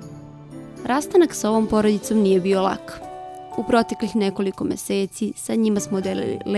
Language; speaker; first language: Serbian; native; Serbian